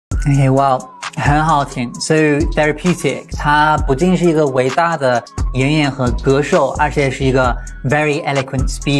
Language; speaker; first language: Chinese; non-native, fluent; English